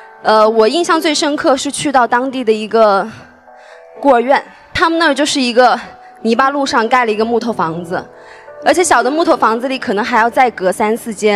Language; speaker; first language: Chinese; native; Chinese